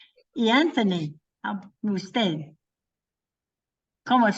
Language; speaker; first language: Spanish; non-native, learner; English